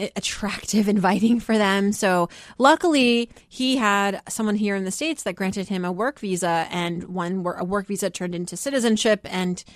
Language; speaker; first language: English; early bilingual, other home language; Persian